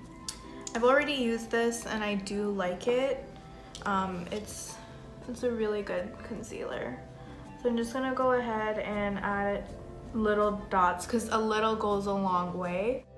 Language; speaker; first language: English; native; English